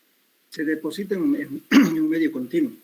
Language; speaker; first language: Spanish; native; Spanish